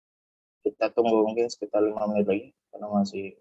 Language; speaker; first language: Indonesian; native; Indonesian